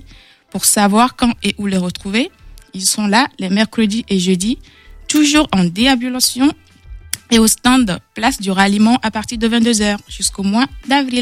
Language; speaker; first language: French; native; French